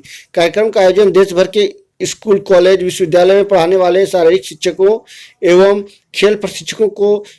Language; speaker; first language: Hindi; native; Hindi